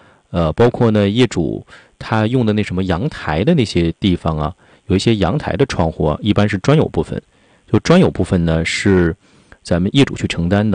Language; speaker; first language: Chinese; native; Chinese